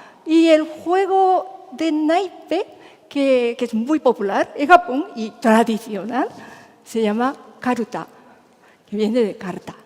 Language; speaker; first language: Spanish; non-native, fluent; Japanese